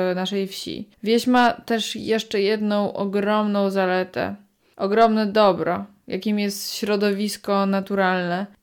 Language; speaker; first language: Polish; native; Polish